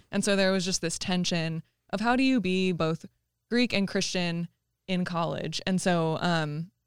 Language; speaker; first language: English; native; English